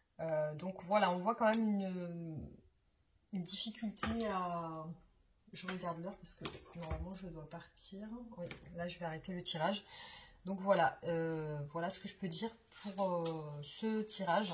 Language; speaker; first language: French; native; French